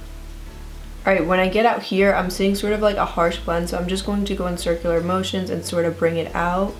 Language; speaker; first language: English; native; English